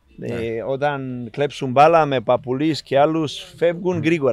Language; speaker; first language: Greek; non-native, learner; Serbian